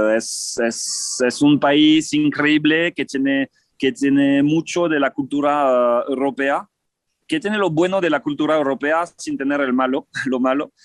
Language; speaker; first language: Spanish; non-native, fluent; French